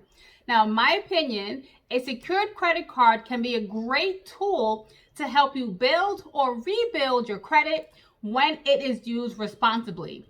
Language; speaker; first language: English; native; English